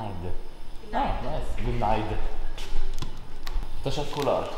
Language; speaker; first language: Turkish; non-native, learner; Arabic